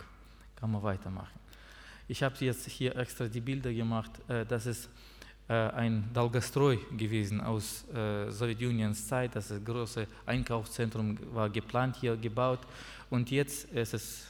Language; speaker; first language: German; non-native, learner; Russian